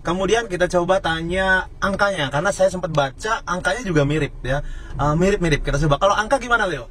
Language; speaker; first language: Indonesian; native; Indonesian